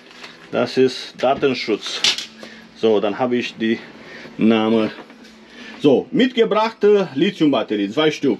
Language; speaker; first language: German; non-native, fluent; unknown